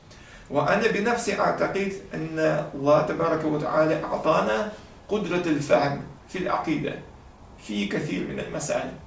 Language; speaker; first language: Arabic; non-native, fluent; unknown